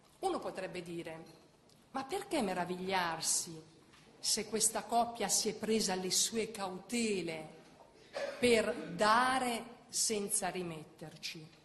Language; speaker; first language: Italian; native; Italian